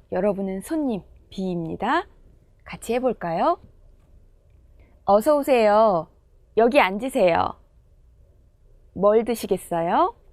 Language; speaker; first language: Korean; non-native, fluent; Indonesian